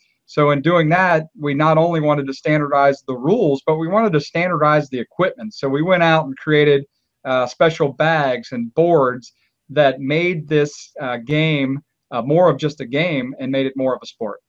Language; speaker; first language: English; native; English